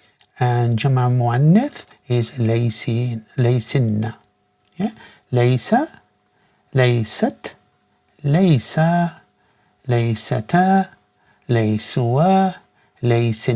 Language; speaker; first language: Arabic; non-native, fluent; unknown